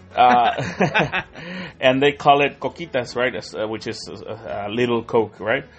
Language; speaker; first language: English; non-native, fluent; Spanish